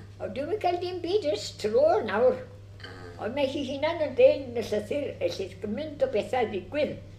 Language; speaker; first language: Welsh; early bilingual, heritage; Welsh